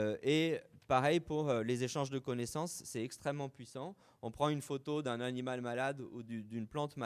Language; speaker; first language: French; native; French